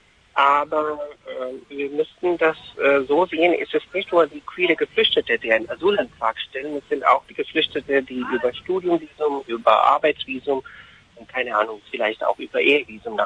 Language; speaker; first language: German; non-native, fluent; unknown